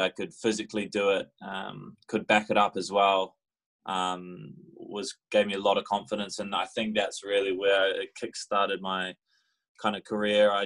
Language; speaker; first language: English; native; English